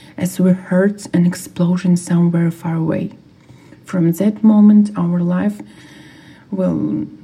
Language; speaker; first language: English; non-native, fluent; Ukrainian